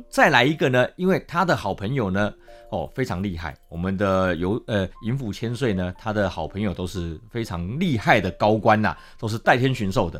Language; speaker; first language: Chinese; native; Chinese